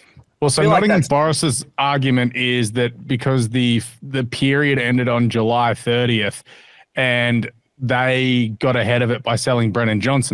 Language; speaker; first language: English; native; English